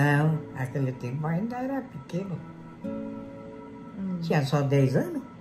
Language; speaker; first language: Portuguese; non-native, local second language; Japanese